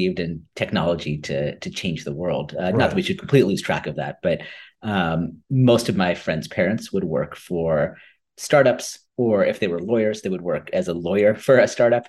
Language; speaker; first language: English; native; English